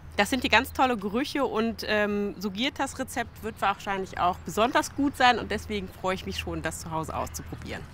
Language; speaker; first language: German; native; German